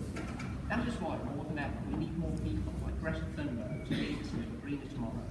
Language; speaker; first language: English; native; English